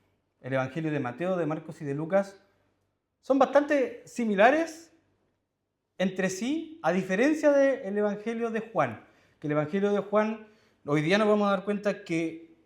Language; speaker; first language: Spanish; native; Spanish